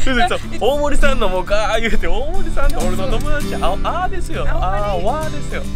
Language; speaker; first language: Japanese; native; Japanese